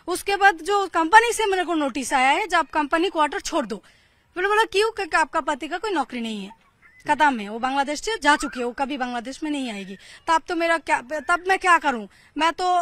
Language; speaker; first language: Hindi; non-native, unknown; Bangla